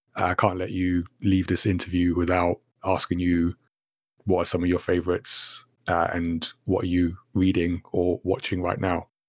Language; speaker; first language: English; native; English